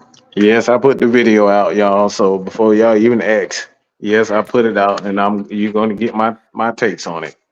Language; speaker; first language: English; native; English